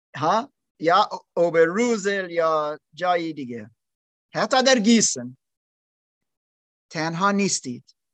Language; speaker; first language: Persian; non-native, learner; German